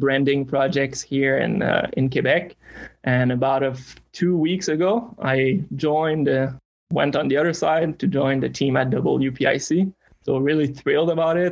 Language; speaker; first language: English; native; English